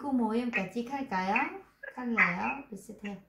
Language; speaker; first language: Korean; non-native, fluent; Vietnamese